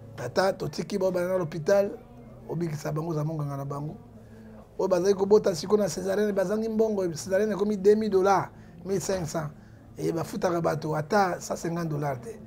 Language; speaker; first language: Lingala; native; Lingala